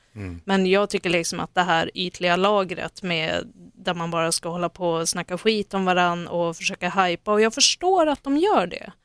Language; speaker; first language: Swedish; native; Swedish